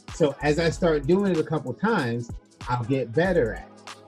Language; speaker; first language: English; native; English